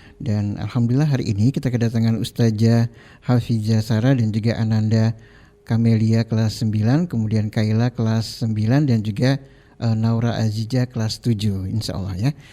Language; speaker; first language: Indonesian; native; Indonesian